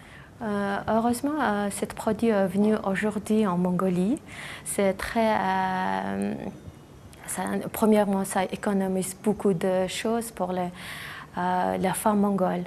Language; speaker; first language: French; non-native, learner; Mongolian